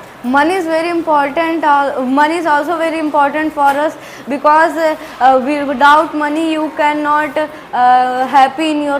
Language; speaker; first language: English; non-native, learner; Hindi